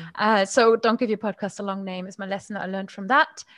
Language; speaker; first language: English; non-native, fluent; German